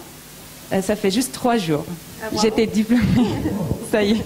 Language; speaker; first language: French; non-native, fluent; Arabic